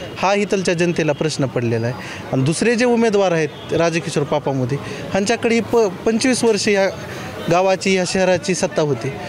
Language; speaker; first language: Marathi; native; Marathi